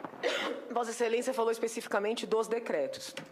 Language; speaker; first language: Portuguese; native; Portuguese